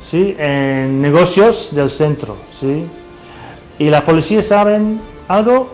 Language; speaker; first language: Spanish; non-native, fluent; English